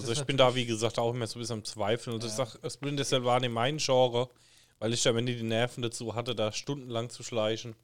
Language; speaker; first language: German; native; German